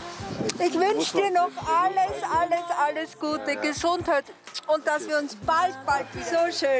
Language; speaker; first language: German; native; German